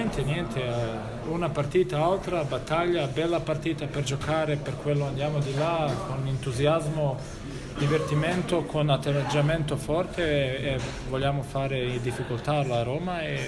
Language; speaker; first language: Italian; non-native, fluent; Bosnian